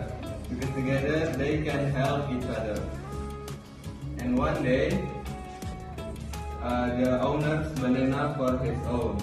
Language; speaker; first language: English; non-native, learner; Indonesian